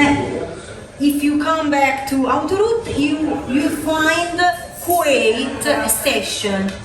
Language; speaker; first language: English; non-native, learner; Italian